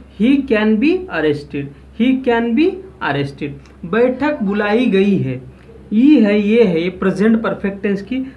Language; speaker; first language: Hindi; non-native, local second language; Marathi